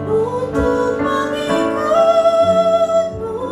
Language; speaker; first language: Indonesian; native; Indonesian